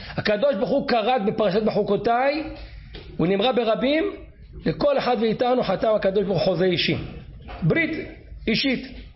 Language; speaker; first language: Hebrew; native; Hebrew